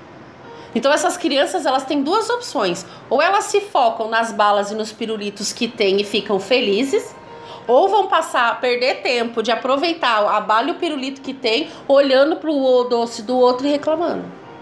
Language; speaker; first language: Portuguese; native; Portuguese